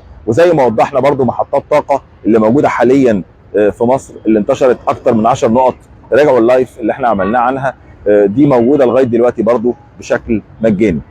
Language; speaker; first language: Arabic; native; Arabic